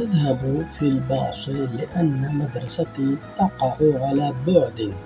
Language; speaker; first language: Arabic; non-native, fluent; Urdu